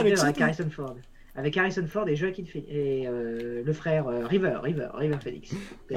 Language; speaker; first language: French; native; French